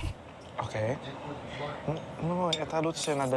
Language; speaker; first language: Russian; non-native, learner; Indonesian